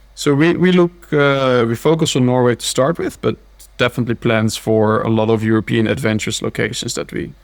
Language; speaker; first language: English; early bilingual, other home language; Dutch